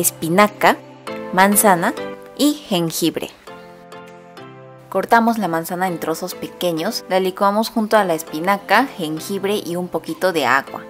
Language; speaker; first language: Spanish; non-native, fluent; Korean